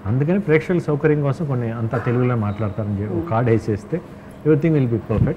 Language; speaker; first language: Telugu; native; Telugu